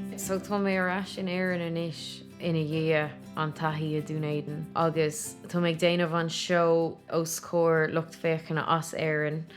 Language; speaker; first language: Irish; non-native, local second language; English